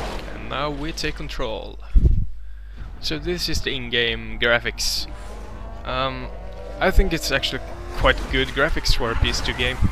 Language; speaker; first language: English; non-native, fluent; Norwegian